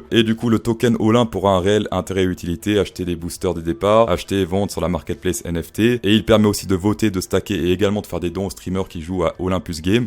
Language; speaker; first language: French; native; French